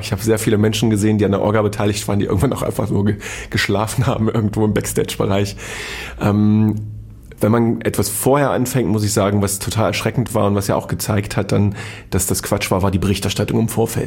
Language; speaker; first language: German; native; German